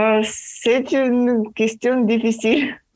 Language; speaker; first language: French; non-native, fluent; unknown